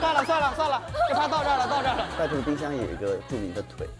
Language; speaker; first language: Chinese; native; Chinese